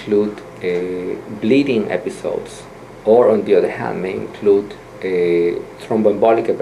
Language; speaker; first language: English; non-native, fluent; Spanish